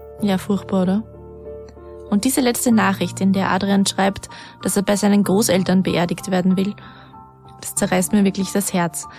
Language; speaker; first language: German; native; German